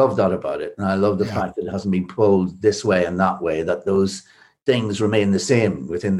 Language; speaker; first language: English; native; English